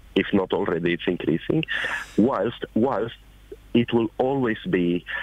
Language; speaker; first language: English; non-native, fluent; Romanian